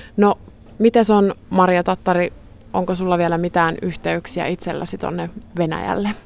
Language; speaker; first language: Finnish; native; Finnish